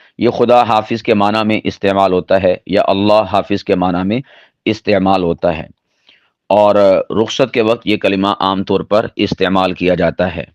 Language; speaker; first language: Urdu; non-native, local second language; Punjabi